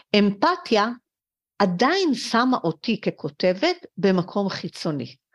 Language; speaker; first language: Hebrew; early bilingual, other home language; French